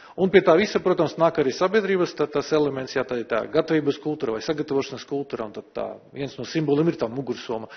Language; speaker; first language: Latvian; non-native, local second language; Russian